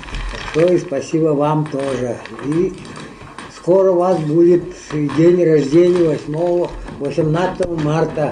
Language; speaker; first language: Russian; non-native, local second language; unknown